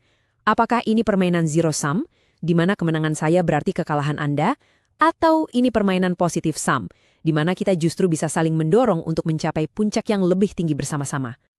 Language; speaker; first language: Indonesian; native; Indonesian